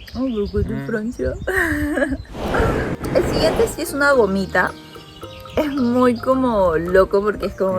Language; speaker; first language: Spanish; native; Spanish